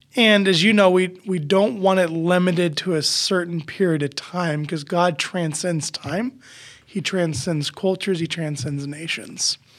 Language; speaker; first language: English; native; English